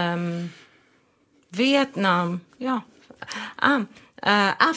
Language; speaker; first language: German; non-native, learner; Arabic